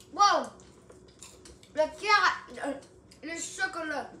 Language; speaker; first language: French; non-native, local second language; English